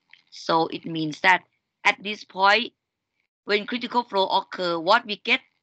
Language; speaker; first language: English; non-native, fluent; Thai